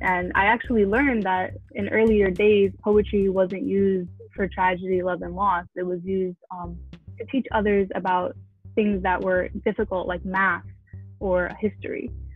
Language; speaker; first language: English; early bilingual, other home language; Arabic